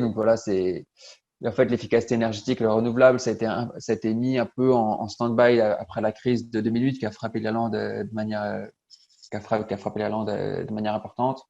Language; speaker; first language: French; native; French